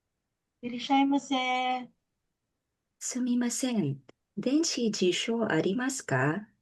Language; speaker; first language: Japanese; non-native, learner; Filipino